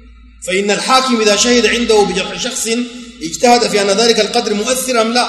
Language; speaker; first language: Arabic; native; Arabic